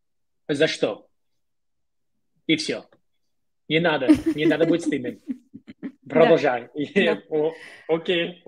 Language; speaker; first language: Russian; non-native, learner; English